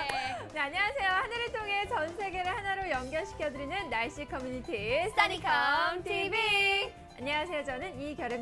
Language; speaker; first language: Korean; native; Korean